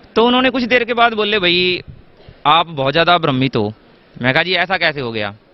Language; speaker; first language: Hindi; native; Hindi